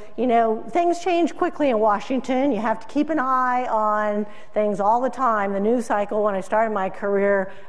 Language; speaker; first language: English; native; English